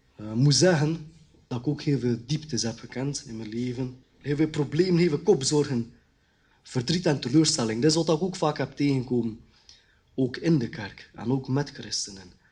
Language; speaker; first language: Dutch; early bilingual, other home language; Khmer